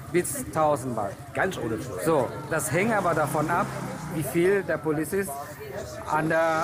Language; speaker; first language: German; non-native, fluent; Thai